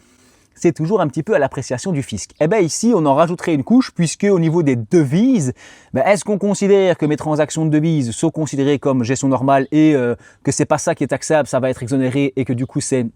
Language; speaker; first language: French; native; French